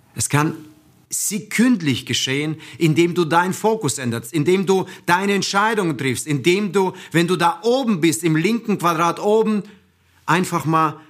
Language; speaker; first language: German; non-native, fluent; Russian